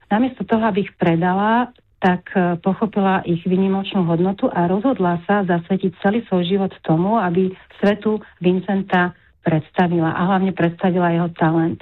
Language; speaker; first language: Slovak; native; Slovak